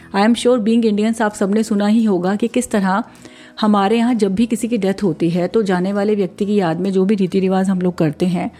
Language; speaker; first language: Hindi; native; Hindi